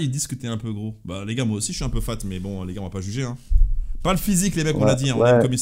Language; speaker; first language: French; native; French